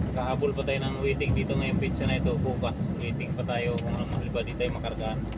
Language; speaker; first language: Filipino; non-native, local second language; Cebuano